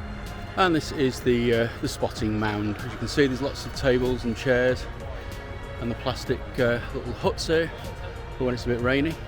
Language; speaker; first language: English; native; English